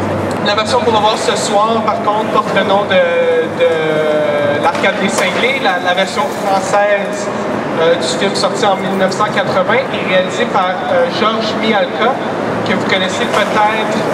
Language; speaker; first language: French; native; French